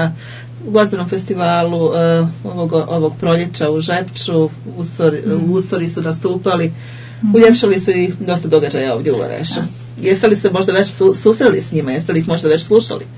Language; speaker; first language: Serbian; native; Serbian